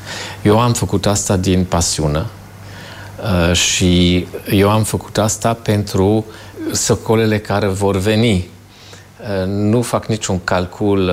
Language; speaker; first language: Romanian; non-native, fluent; German